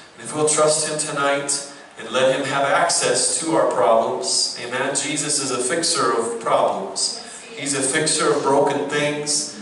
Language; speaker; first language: English; native; English